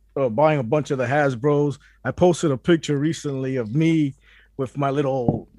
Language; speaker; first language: English; early bilingual, other home language; Spanish